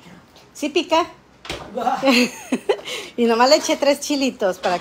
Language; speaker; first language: Spanish; native; Spanish